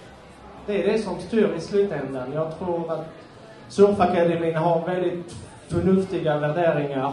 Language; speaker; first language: Swedish; non-native, fluent; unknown